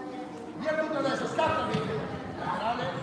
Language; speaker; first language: Italian; native; Italian